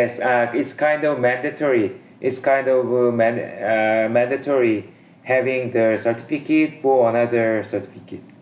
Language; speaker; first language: English; non-native, learner; Korean